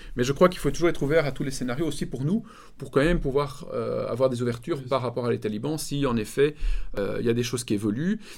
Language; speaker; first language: French; native; French